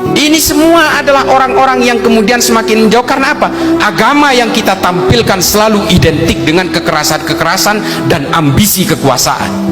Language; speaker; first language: Indonesian; non-native, local second language; Madurese